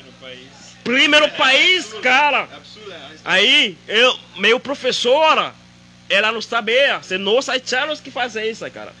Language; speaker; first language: Portuguese; non-native, learner; Haitian Creole